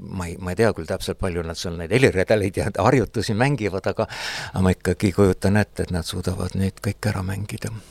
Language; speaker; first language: Estonian; native; Estonian